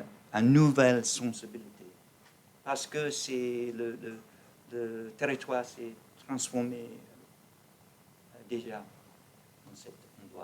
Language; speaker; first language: French; non-native, learner; English